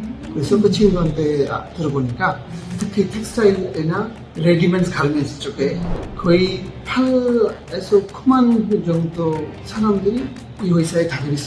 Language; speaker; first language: Korean; non-native, fluent; Bangla